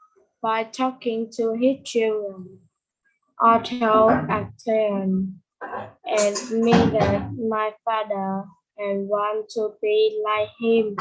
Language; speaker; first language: English; non-native, learner; Vietnamese